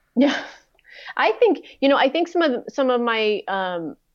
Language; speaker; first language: English; native; English